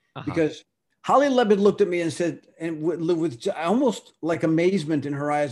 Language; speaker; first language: English; early bilingual, other home language; Spanish